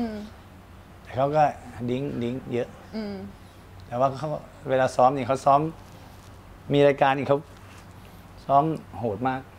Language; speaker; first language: Thai; native; Thai